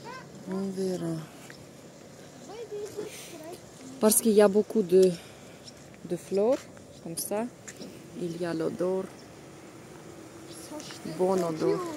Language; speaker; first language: French; non-native, fluent; Russian